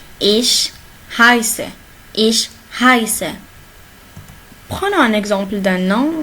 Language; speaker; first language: French; non-native, local second language; Arabic